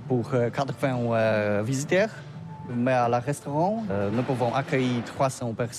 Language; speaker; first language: French; non-native, learner; Polish